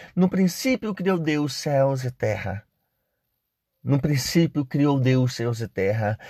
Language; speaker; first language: Portuguese; native; Portuguese